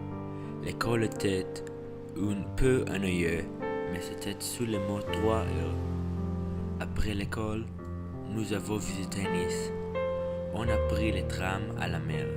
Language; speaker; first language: French; non-native, learner; English